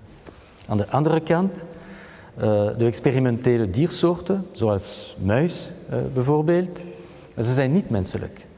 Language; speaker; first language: Dutch; non-native, local second language; French